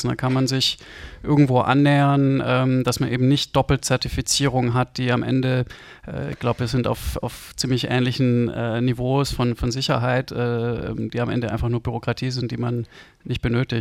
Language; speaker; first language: German; native; German